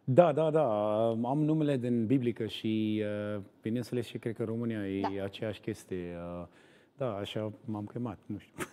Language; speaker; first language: Romanian; non-native, learner; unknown